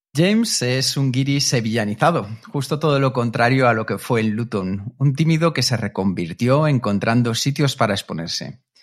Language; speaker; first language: Spanish; native; Spanish